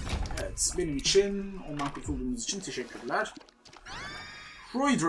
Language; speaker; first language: Turkish; native; Turkish